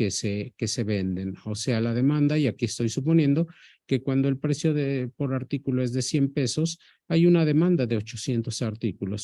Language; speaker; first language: Spanish; native; Spanish